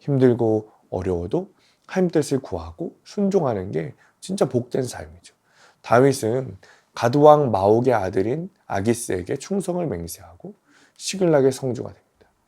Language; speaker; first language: Korean; native; Korean